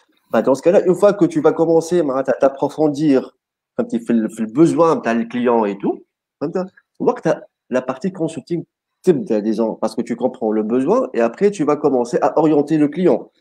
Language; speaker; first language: French; non-native, local second language; Arabic